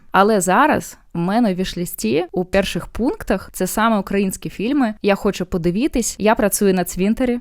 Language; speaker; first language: Ukrainian; non-native, local second language; Russian